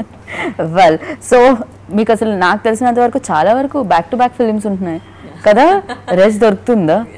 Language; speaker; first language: Telugu; native; Telugu